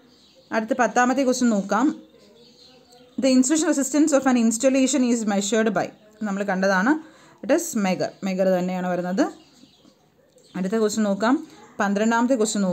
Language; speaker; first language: English; non-native, local second language; Malayalam